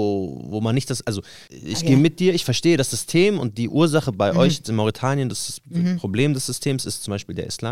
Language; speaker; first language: German; native; German